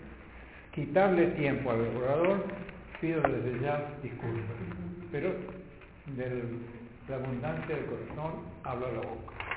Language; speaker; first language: Spanish; native; Spanish